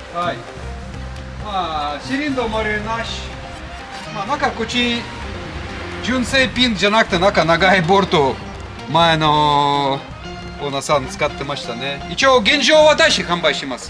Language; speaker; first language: Japanese; non-native, fluent; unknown